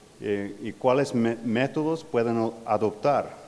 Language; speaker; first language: Spanish; non-native, learner; English